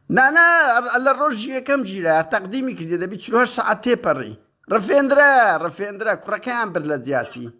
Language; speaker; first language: Central Kurdish; native; Central Kurdish